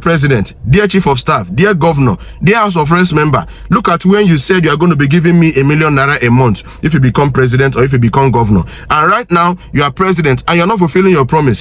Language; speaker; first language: English; non-native, local second language; Igbo